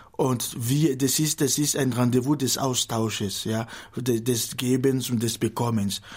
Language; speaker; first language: German; non-native, fluent; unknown